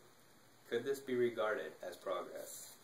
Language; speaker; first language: English; native; English